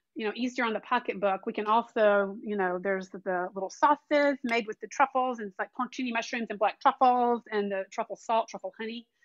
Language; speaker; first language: English; native; English